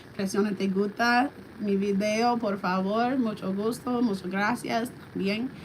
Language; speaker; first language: Spanish; non-native, learner; English